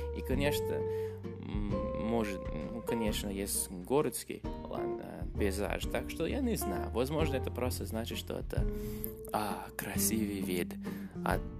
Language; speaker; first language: Russian; non-native, fluent; English